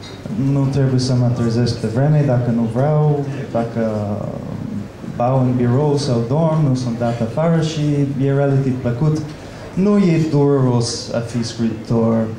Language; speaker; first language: Romanian; non-native, fluent; English